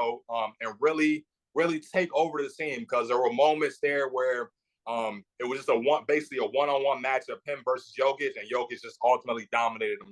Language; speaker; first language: English; native; English